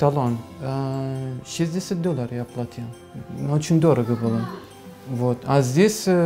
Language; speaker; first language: Russian; non-native, learner; Arabic